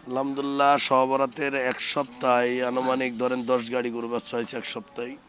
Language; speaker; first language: Bangla; native; Bangla